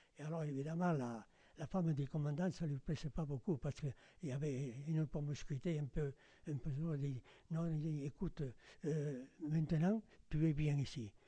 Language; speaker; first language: French; non-native, fluent; Spanish